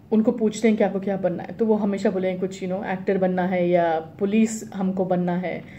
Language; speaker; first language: Hindi; native; Hindi